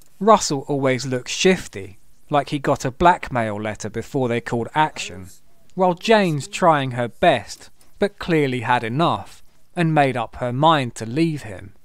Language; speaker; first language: English; native; English